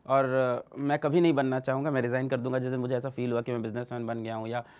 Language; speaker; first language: Hindi; native; Hindi